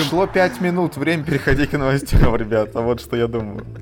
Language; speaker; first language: Russian; native; Russian